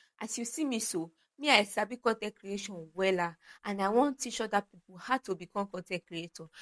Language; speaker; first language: Nigerian Pidgin; non-native, local second language; Yoruba